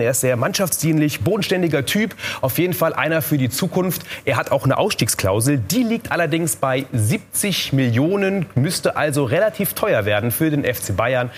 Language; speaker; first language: German; native; German